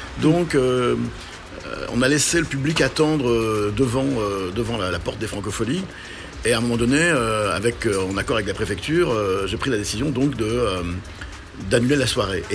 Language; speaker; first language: French; non-native, local second language; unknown